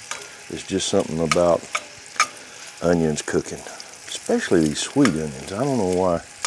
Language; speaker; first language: English; native; English